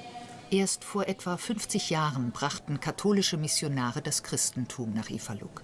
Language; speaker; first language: German; native; German